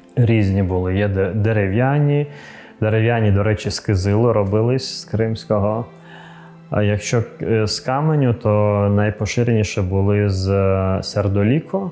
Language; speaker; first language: Ukrainian; non-native, local second language; Crimean Tatar